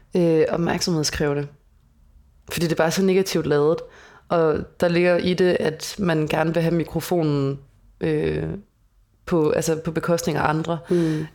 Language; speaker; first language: Danish; native; Danish